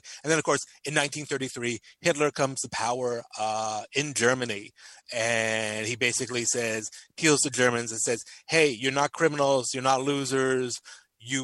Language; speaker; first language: English; native; English